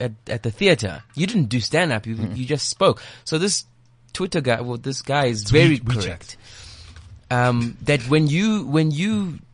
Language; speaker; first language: English; non-native, local second language; Xhosa